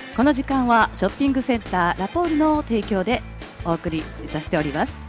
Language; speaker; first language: Japanese; native; Japanese